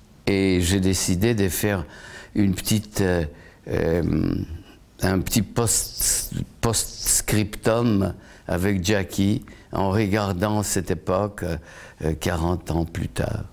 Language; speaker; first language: French; non-native, fluent; Polish